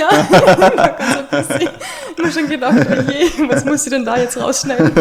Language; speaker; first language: German; native; German